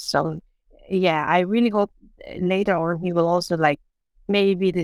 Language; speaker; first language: English; non-native, local second language; Iloko